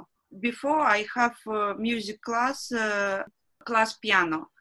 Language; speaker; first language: English; non-native, learner; Russian